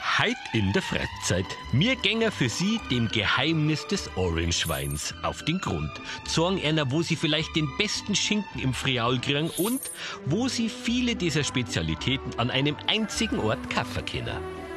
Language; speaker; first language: German; native; German